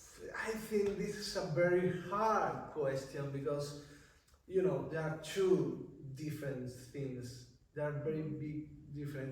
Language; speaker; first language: English; non-native, learner; Spanish